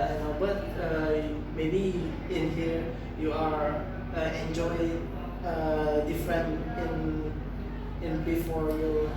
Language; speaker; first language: English; non-native, learner; Indonesian